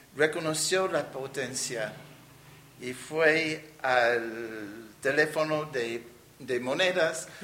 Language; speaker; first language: Spanish; non-native, fluent; English